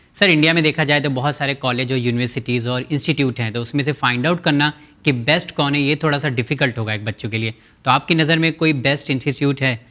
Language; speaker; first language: Hindi; native; Hindi